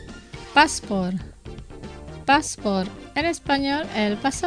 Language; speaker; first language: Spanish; non-native, fluent; Indonesian